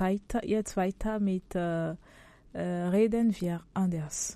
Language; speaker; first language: German; non-native, fluent; French